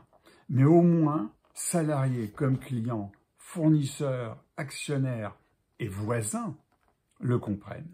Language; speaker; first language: French; native; French